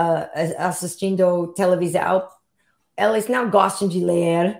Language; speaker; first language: Portuguese; non-native, learner; English